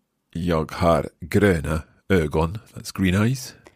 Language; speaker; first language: Swedish; non-native, learner; English